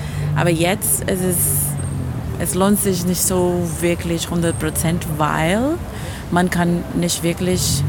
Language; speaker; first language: German; non-native, fluent; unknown